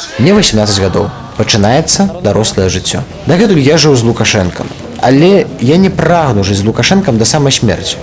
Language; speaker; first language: Belarusian; native; Belarusian